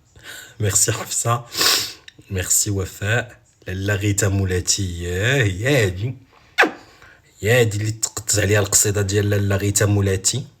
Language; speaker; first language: Arabic; native; Arabic